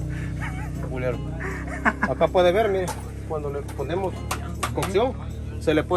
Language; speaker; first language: Spanish; native; Spanish